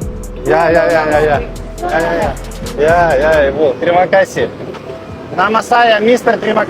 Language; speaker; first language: Indonesian; non-native, learner; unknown